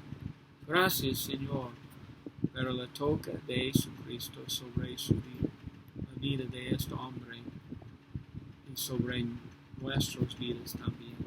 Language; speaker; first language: Spanish; non-native, fluent; English